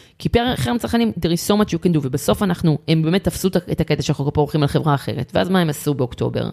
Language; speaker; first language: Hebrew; native; Hebrew